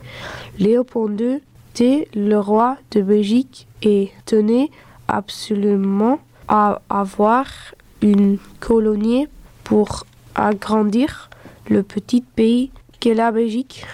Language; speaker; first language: French; non-native, local second language; Dutch